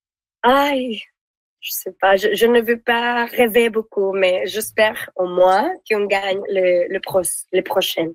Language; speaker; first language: French; non-native, learner; Spanish